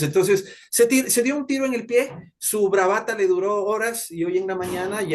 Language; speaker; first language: Spanish; native; Spanish